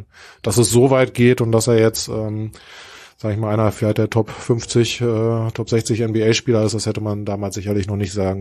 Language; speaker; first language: German; native; German